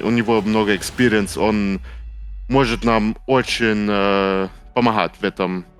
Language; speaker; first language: Russian; non-native, local second language; Ukrainian